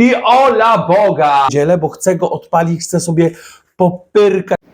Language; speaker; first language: Polish; native; Polish